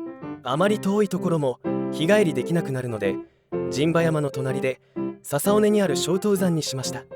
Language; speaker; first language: Japanese; native; Japanese